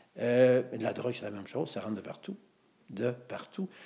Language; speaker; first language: French; native; French